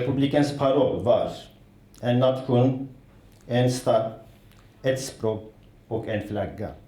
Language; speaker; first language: Swedish; non-native, fluent; Kurdish